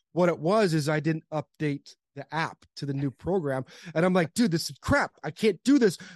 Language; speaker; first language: English; native; English